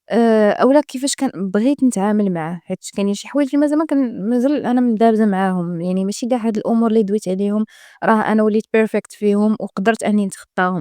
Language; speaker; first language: Arabic; native; Arabic